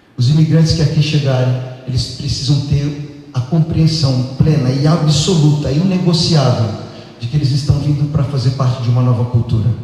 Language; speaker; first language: Portuguese; native; Portuguese